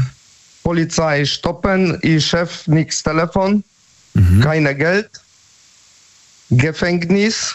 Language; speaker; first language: German; non-native, learner; Polish